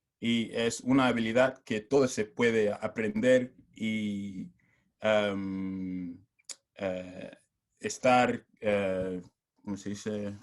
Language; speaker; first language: Spanish; non-native, learner; English